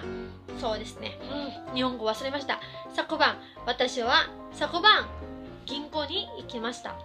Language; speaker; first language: Japanese; non-native, fluent; Cebuano